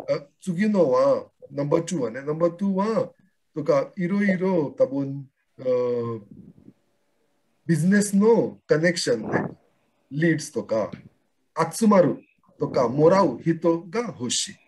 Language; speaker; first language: Japanese; non-native, learner; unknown